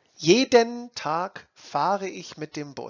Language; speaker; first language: German; non-native, fluent; English